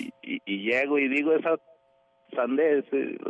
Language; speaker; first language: Spanish; native; Spanish